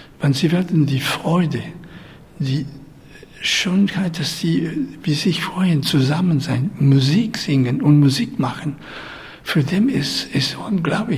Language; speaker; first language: German; non-native, fluent; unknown